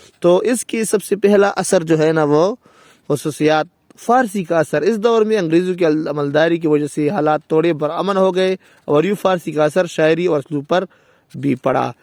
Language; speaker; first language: Urdu; non-native, local second language; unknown